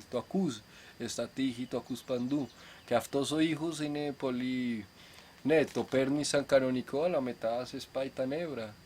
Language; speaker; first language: Greek; non-native, fluent; Spanish